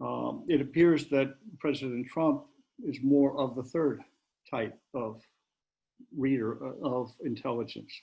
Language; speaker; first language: English; native; English